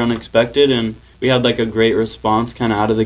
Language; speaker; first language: English; native; English